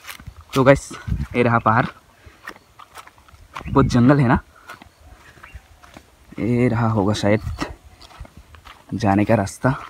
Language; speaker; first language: Hindi; non-native, local second language; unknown